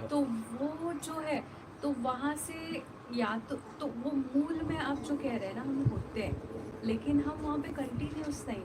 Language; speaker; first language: Hindi; native; Hindi